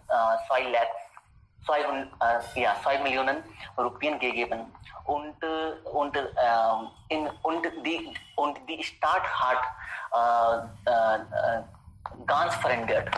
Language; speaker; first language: German; non-native, learner; Hindi